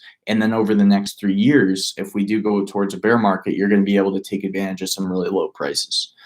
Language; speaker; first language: English; native; English